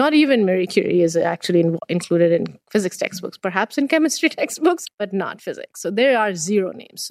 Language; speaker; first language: English; non-native, local second language; Bangla